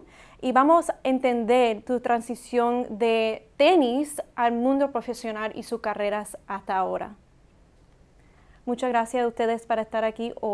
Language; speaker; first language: Spanish; non-native, learner; English